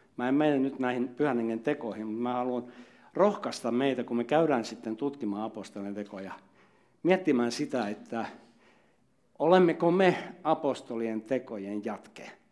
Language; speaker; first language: Finnish; native; Finnish